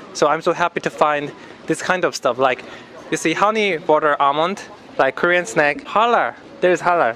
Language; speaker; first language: English; non-native, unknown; Korean